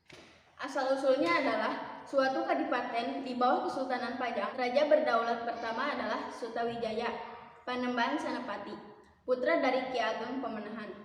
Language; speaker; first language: Indonesian; native; Indonesian